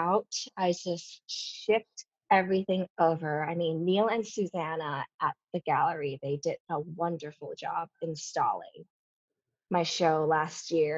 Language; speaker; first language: English; non-native, local second language; Cantonese